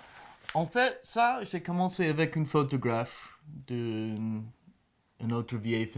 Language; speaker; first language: French; non-native, learner; English